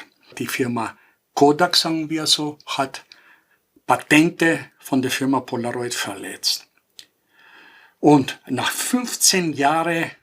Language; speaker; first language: German; non-native, fluent; Greek